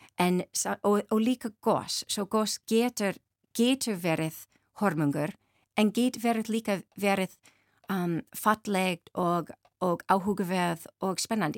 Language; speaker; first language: Icelandic; non-native, learner; English